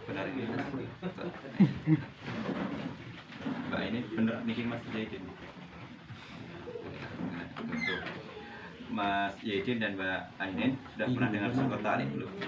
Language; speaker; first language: Indonesian; native; Indonesian